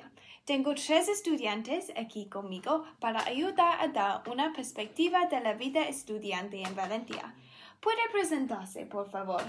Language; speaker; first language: Spanish; non-native, learner; English